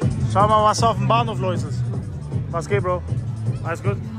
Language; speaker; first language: German; native; German